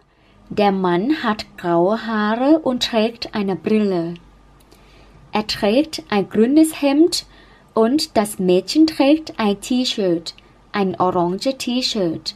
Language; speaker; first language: German; non-native, learner; Thai